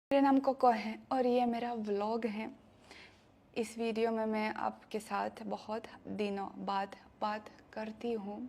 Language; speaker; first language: Hindi; non-native, fluent; Russian